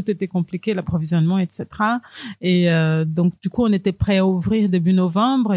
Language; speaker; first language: French; non-native, fluent; Portuguese